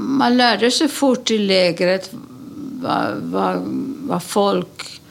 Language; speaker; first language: Swedish; early bilingual, other home language; Polish